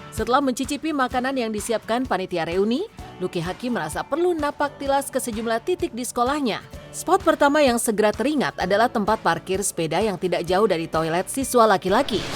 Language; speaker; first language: Indonesian; native; Indonesian